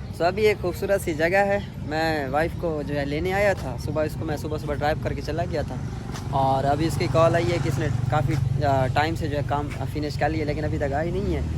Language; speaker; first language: Urdu; non-native, local second language; Saraiki